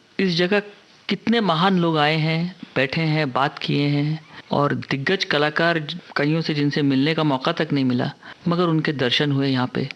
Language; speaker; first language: Hindi; native; Hindi